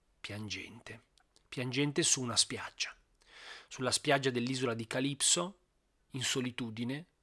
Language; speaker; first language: Italian; native; Italian